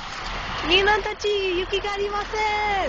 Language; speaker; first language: Japanese; non-native, learner; English